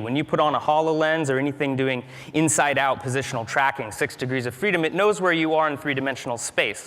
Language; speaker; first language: English; native; English